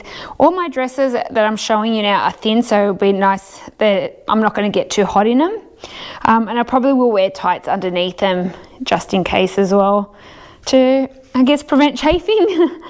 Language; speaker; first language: English; native; English